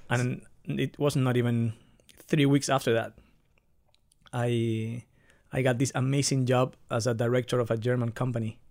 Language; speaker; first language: English; non-native, fluent; Spanish